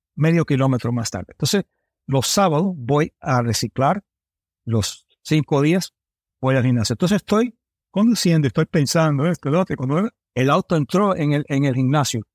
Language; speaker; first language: Spanish; early bilingual, heritage; Spanish